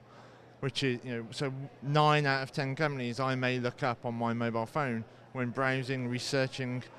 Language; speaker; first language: English; native; English